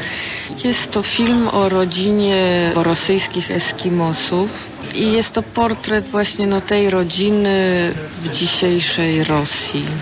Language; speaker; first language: Polish; early bilingual, heritage; Polish